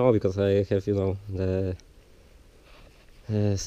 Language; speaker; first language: English; non-native, learner; Polish